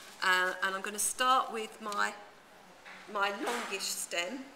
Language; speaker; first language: English; native; English